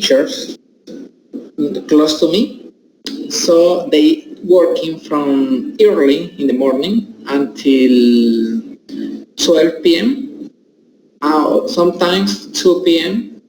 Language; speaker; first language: English; non-native, learner; Spanish